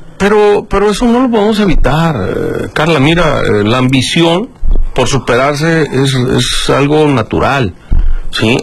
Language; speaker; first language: Spanish; native; Spanish